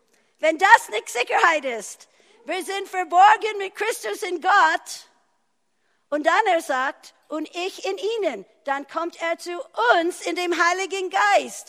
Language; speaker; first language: German; non-native, fluent; English